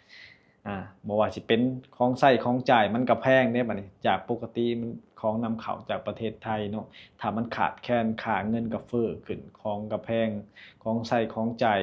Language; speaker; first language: Thai; non-native, local second language; Lao